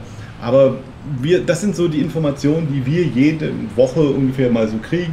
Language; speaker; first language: German; native; German